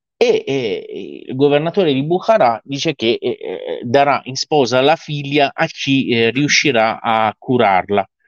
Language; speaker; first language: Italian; non-native, fluent; Persian